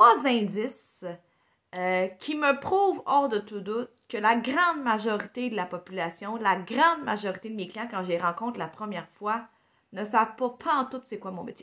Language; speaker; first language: French; native; French